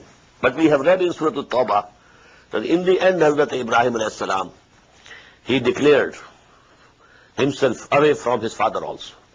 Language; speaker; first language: English; non-native, local second language; Urdu